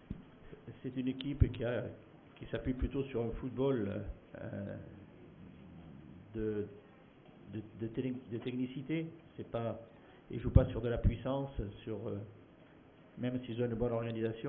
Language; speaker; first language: French; native; French